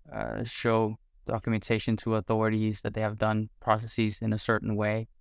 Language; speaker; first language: English; non-native, fluent; Portuguese